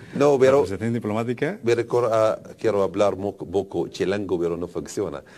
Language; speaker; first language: Spanish; non-native, learner; Arabic